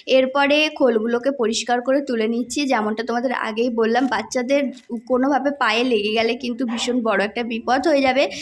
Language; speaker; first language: Bangla; non-native, local second language; Santali